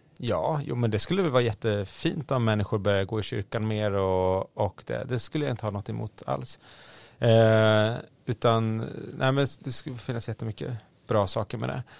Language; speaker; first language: Swedish; native; Swedish